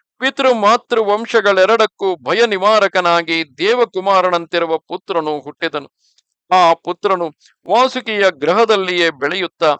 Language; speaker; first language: Kannada; native; Kannada